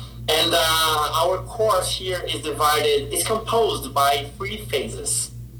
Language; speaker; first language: English; non-native, fluent; Portuguese